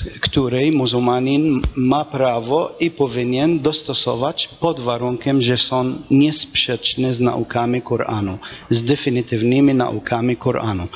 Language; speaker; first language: Polish; non-native, fluent; Arabic